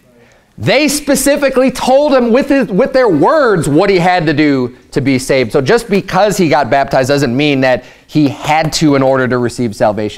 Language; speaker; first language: English; native; English